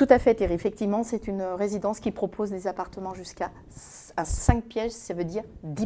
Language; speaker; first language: French; native; French